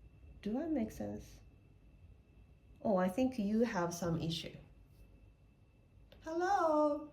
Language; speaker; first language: English; non-native, learner; Japanese